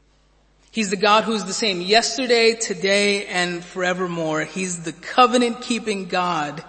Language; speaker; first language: English; native; English